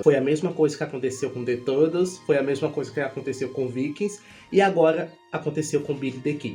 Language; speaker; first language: Portuguese; native; Portuguese